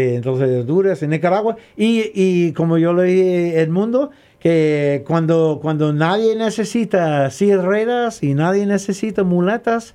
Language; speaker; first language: Spanish; non-native, learner; English